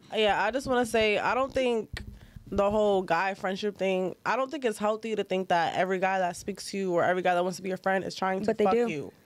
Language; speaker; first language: English; native; English